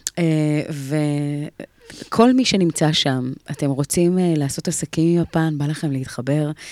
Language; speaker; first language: Hebrew; native; Hebrew